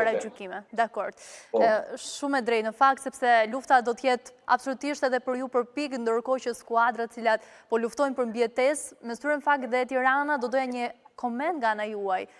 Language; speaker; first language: Albanian; native; Albanian